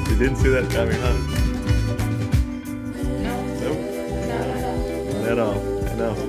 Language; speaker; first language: English; non-native, fluent; Indonesian